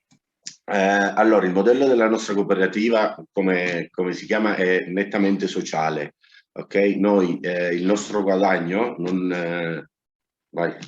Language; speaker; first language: Italian; non-native, learner; Spanish